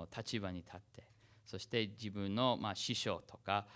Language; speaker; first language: Japanese; non-native, fluent; English